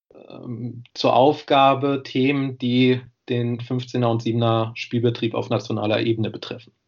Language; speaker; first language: German; native; German